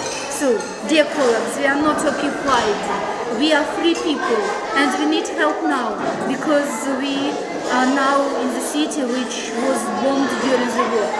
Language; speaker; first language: English; non-native, fluent; Russian